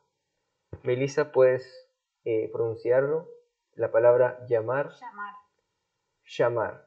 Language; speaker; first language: Spanish; non-native, fluent; Hebrew